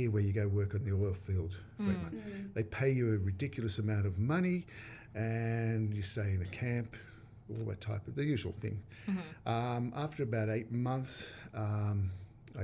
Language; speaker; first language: English; native; English